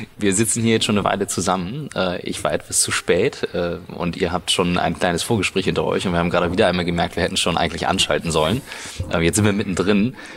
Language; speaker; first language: German; native; German